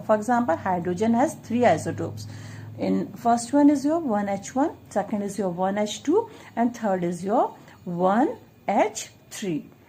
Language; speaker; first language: English; non-native, local second language; Hindi